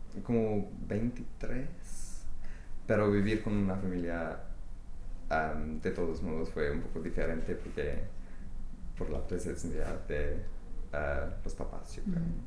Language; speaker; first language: Spanish; non-native, fluent; English